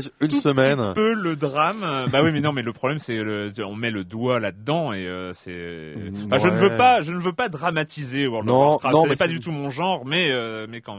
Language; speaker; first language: French; native; French